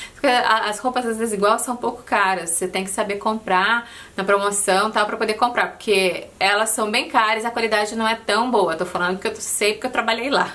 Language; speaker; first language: Portuguese; native; Portuguese